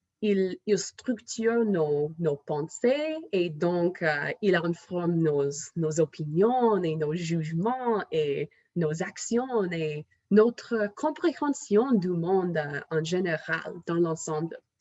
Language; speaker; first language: French; non-native, fluent; English